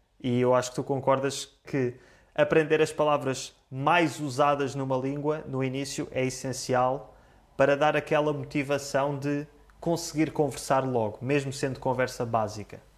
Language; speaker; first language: Portuguese; native; Portuguese